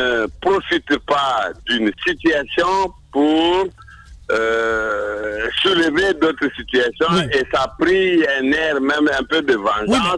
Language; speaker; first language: French; non-native, local second language; Mandingo